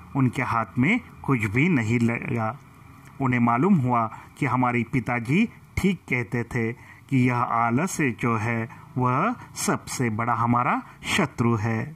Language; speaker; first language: Hindi; non-native, local second language; Marathi